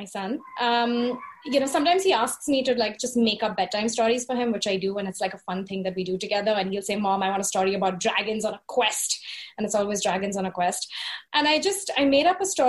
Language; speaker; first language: English; non-native, local second language; Hindi